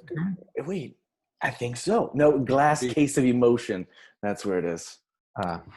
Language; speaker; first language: English; native; English